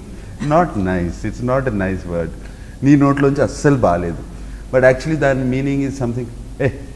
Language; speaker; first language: Telugu; native; Telugu